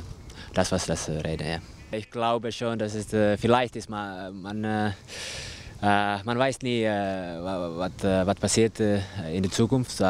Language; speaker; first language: German; non-native, fluent; Finnish